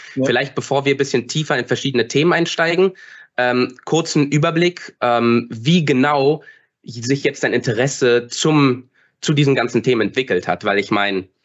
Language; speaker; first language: German; native; German